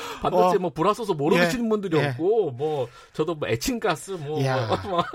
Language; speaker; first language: Korean; native; Korean